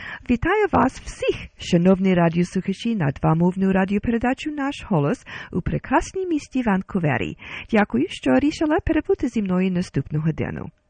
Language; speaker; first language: Ukrainian; early bilingual, heritage; Ukrainian